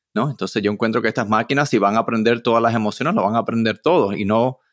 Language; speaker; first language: Spanish; early bilingual, heritage; Spanish